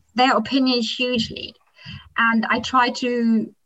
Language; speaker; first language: English; non-native, local second language; German